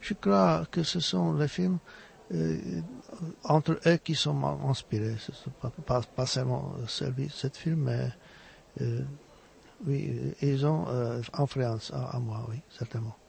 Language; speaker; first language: French; non-native, fluent; Czech